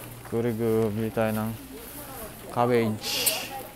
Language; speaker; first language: Korean; non-native, learner; Filipino